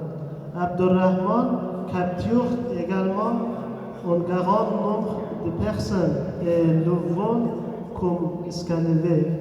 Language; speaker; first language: French; non-native, learner; Persian